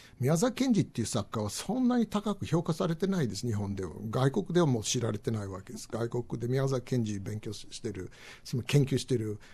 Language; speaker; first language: Japanese; non-native, fluent; English